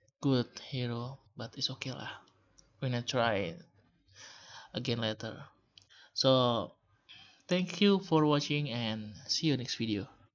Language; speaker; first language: English; non-native, learner; Malay